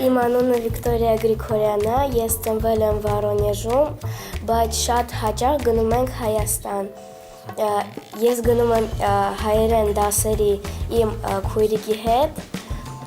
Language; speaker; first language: Armenian; early bilingual, heritage; Armenian